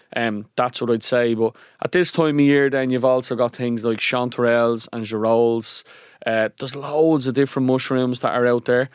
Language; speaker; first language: English; native; English